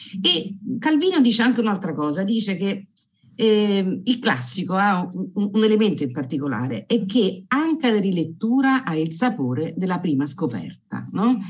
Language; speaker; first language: Italian; native; Italian